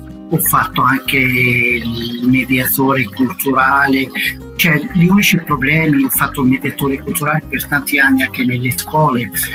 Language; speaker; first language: Italian; non-native, fluent; Arabic